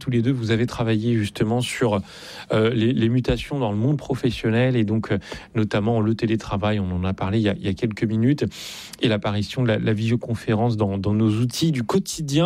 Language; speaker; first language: French; native; French